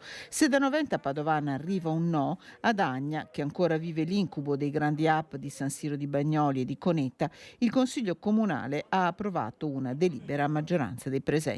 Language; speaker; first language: Italian; native; Italian